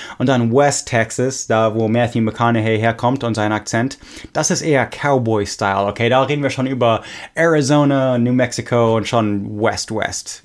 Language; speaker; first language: German; non-native, fluent; English